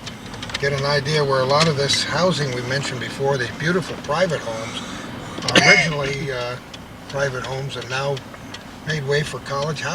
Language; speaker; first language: English; native; English